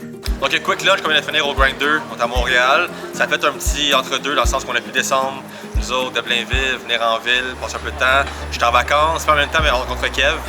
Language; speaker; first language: French; native; French